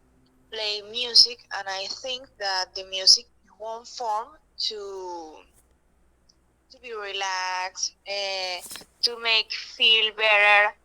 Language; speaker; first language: English; non-native, learner; Spanish